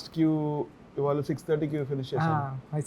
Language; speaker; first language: Telugu; non-native, learner; Tamil